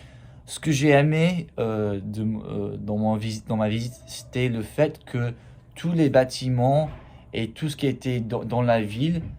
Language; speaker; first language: French; non-native, fluent; English